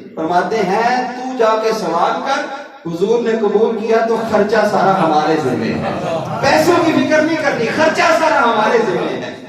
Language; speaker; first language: Urdu; non-native, local second language; Punjabi